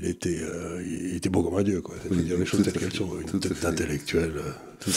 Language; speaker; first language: French; native; French